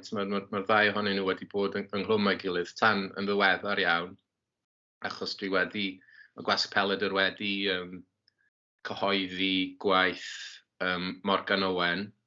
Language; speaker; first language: Welsh; native; Welsh